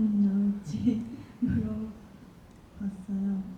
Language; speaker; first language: Korean; non-native, learner; Japanese